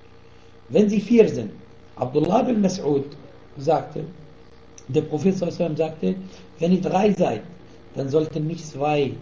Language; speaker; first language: German; non-native, fluent; Arabic